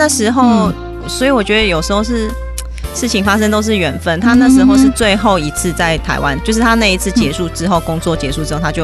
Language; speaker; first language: Chinese; native; Chinese